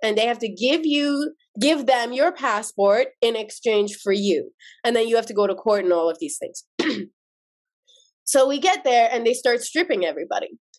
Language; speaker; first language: English; early bilingual, other home language; Azerbaijani